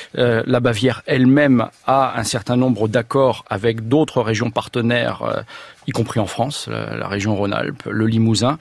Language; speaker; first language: French; native; French